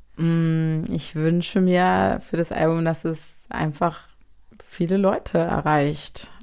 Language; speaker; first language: German; native; German